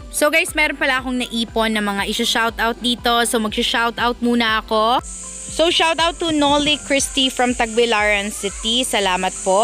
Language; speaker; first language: Filipino; non-native, local second language; Cebuano